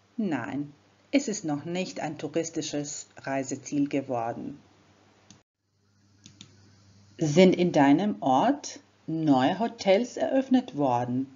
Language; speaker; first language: German; non-native, fluent; Croatian